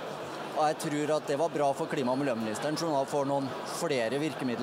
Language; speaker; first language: Norwegian; native; Norwegian